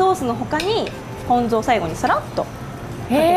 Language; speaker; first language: Japanese; native; Japanese